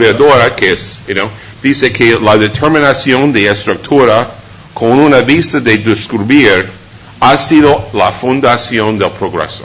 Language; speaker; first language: Spanish; non-native, fluent; English